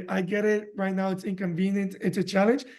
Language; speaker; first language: English; early bilingual, other home language; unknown